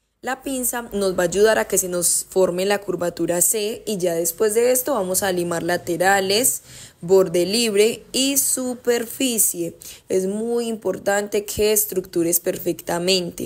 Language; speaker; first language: Spanish; native; Spanish